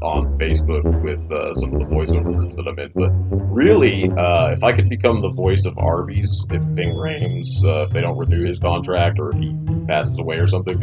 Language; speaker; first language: English; native; English